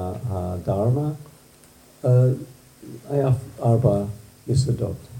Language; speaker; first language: Hebrew; non-native, fluent; English